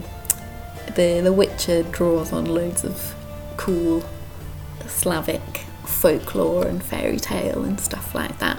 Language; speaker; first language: English; native; English